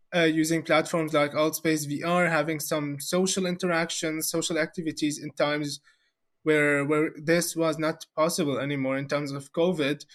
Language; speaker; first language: English; non-native, fluent; Arabic